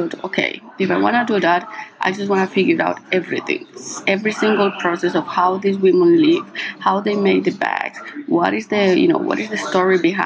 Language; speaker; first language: English; non-native, fluent; Spanish